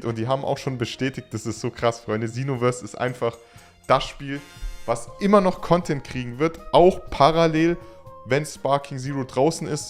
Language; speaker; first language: German; native; German